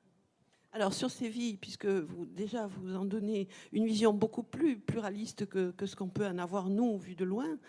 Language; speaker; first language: French; native; French